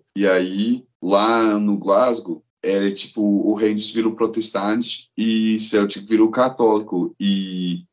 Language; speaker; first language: Portuguese; non-native, fluent; English